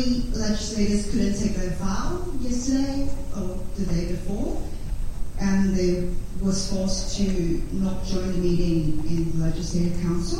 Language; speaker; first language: English; non-native, local second language; Cantonese